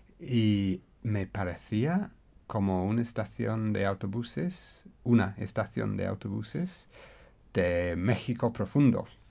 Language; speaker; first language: Spanish; non-native, fluent; English